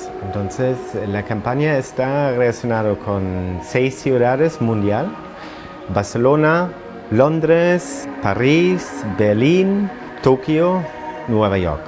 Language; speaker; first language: Spanish; non-native, fluent; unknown